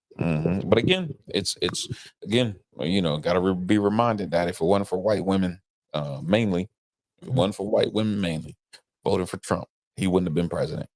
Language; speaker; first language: English; native; English